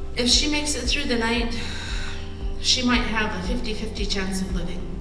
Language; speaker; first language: English; native; English